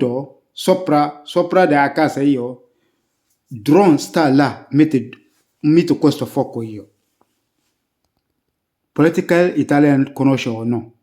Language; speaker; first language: Italian; non-native, learner; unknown